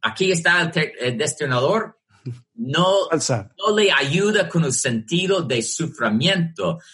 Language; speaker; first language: Spanish; non-native, fluent; English